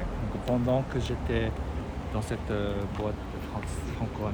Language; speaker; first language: French; non-native, learner; Japanese